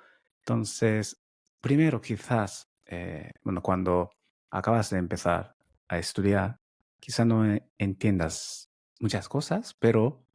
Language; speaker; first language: Spanish; non-native, fluent; Japanese